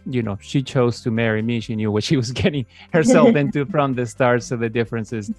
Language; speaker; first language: English; native; English